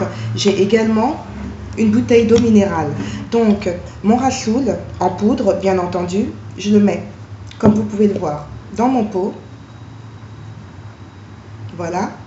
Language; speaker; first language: French; native; French